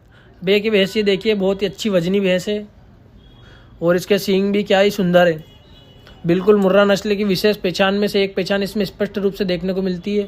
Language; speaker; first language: Hindi; native; Hindi